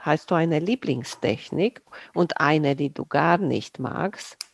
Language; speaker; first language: German; non-native, fluent; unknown